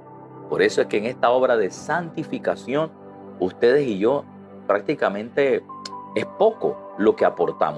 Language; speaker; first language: Spanish; native; Spanish